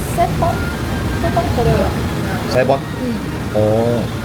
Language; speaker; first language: Korean; non-native, learner; Chinese